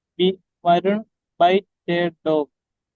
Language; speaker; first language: English; non-native, learner; Malayalam